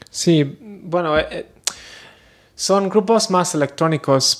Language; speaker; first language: Spanish; non-native, learner; English